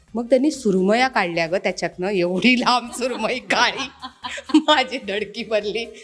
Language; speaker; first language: Marathi; native; Marathi